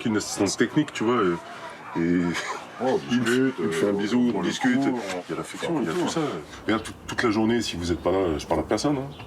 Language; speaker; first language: French; native; French